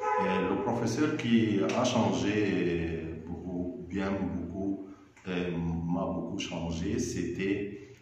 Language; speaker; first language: French; non-native, fluent; Arabic